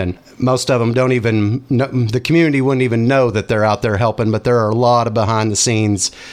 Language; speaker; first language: English; native; English